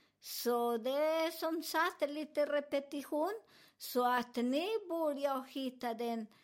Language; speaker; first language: Swedish; non-native, fluent; Spanish